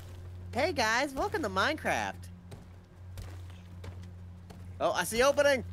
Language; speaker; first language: English; native; English